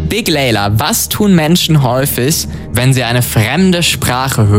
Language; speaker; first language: German; native; German